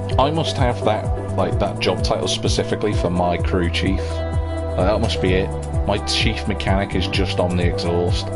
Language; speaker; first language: English; native; English